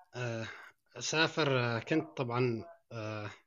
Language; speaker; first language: Arabic; native; Arabic